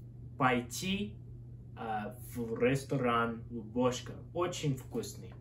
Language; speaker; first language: Russian; non-native, learner; English